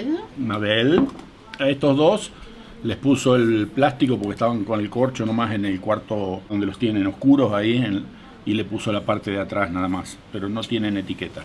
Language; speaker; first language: Spanish; native; Spanish